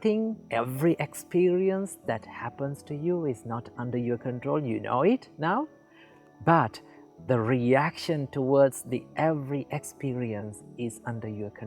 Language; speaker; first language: English; non-native, local second language; Sinhala